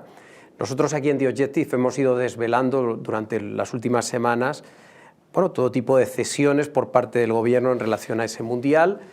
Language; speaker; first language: Spanish; native; Spanish